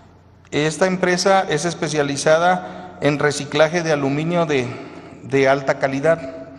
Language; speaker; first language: Spanish; native; Spanish